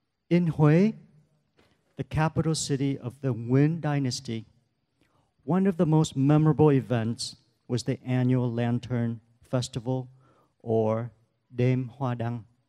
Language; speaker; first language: English; native; English